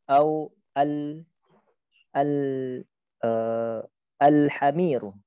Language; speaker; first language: Arabic; non-native, learner; Indonesian